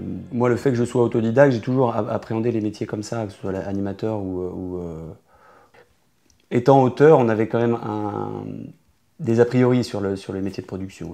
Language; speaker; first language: French; native; French